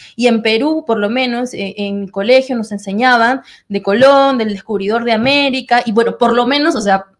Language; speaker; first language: Spanish; native; Spanish